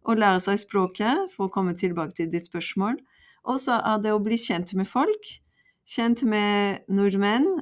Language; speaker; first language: Norwegian; non-native, fluent; French